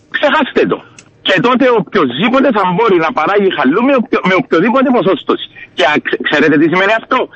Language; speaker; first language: Greek; native; Greek